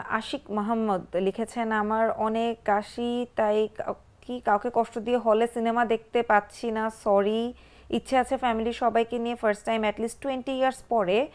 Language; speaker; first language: Bangla; native; Bangla